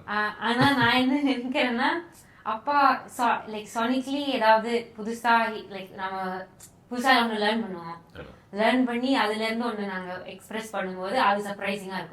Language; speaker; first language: Tamil; early bilingual, heritage; Tamil